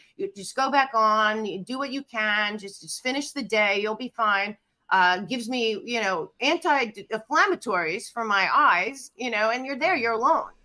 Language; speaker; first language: English; native; English